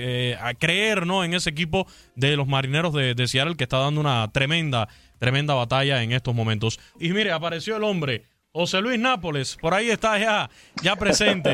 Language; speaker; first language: Spanish; native; Spanish